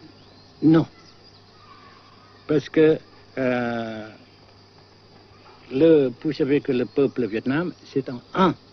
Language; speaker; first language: French; non-native, local second language; Vietnamese